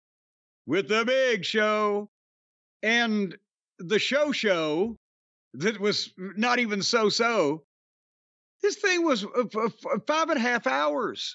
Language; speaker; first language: English; native; English